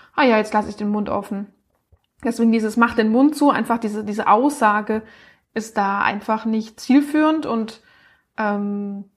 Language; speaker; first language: German; native; German